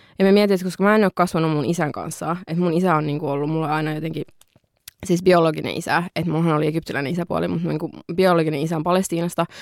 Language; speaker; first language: Finnish; early bilingual, other home language; Arabic